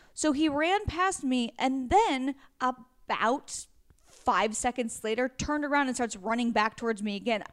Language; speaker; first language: English; native; English